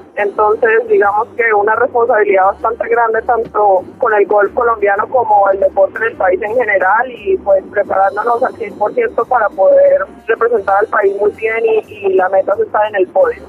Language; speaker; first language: Spanish; native; Spanish